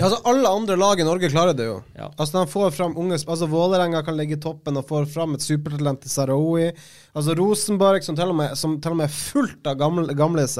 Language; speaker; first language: Norwegian; native; Norwegian